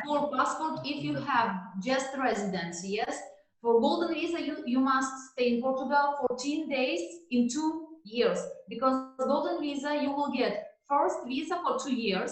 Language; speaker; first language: English; non-native, learner; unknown